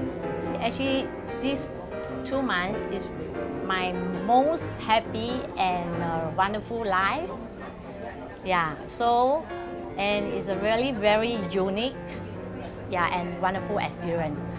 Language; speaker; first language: English; non-native, fluent; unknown